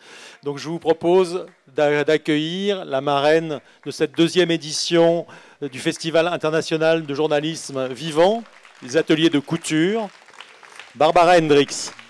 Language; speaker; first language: French; native; French